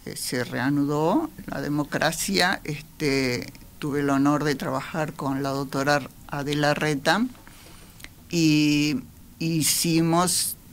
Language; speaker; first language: Spanish; native; Spanish